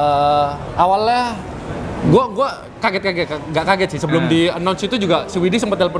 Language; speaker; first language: Indonesian; native; Indonesian